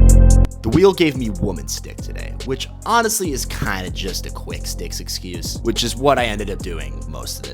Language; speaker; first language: English; native; English